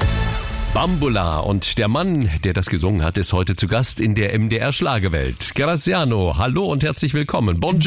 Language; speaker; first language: German; native; German